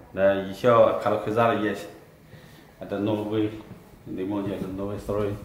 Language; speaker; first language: Russian; non-native, learner; Chinese